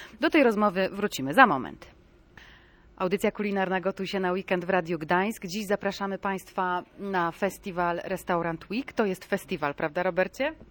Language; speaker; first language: Polish; native; Polish